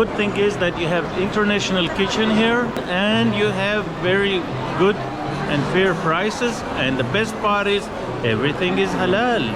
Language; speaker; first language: English; non-native, fluent; Pashto